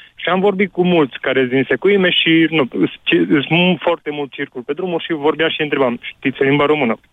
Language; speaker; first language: Romanian; non-native, local second language; Hungarian